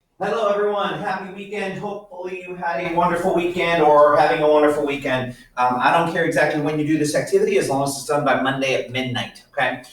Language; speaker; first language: English; native; English